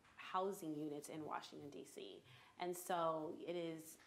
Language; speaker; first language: English; native; English